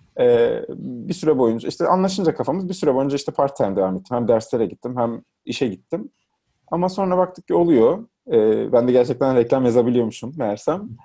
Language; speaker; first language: Turkish; native; Turkish